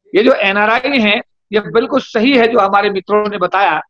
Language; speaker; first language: Hindi; native; Hindi